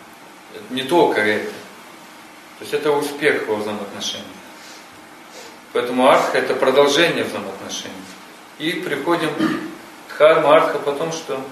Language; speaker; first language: Russian; native; Russian